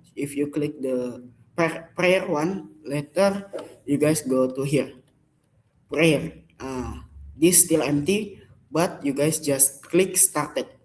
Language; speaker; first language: English; non-native, learner; Indonesian